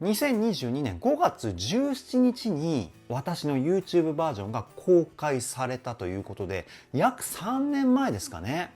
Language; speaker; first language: Japanese; native; Japanese